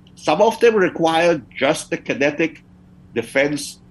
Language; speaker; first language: English; early bilingual, other home language; Persian